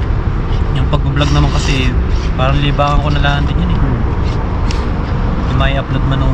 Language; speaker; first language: Filipino; native; Filipino